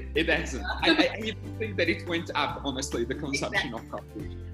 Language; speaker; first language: English; non-native, fluent; Slovak